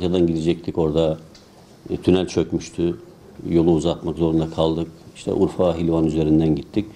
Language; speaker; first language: Turkish; native; Turkish